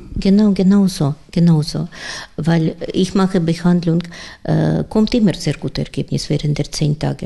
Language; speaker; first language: German; non-native, learner; Russian